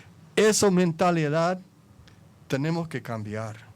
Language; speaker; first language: Spanish; non-native, fluent; English